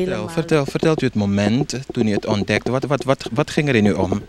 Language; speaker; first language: Dutch; native; Dutch